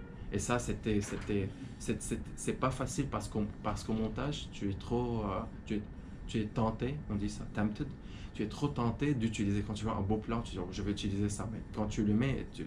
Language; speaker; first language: French; non-native, fluent; Arabic